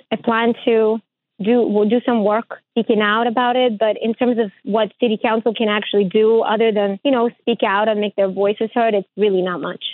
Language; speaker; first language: English; early bilingual, other home language; Ukrainian